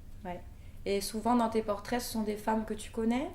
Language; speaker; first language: French; native; French